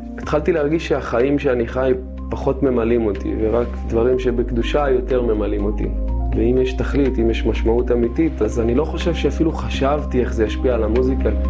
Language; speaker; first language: Hebrew; early bilingual, other home language; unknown